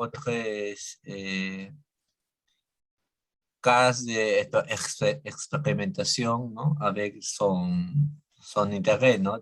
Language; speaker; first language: French; non-native, learner; Spanish